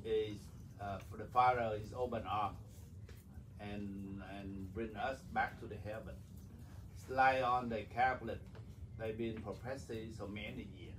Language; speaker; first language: English; non-native, learner; Vietnamese